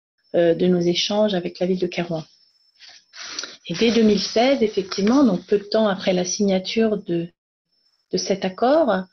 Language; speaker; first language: French; native; French